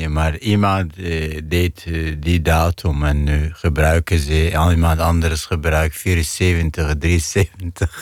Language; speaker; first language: Dutch; non-native, fluent; Arabic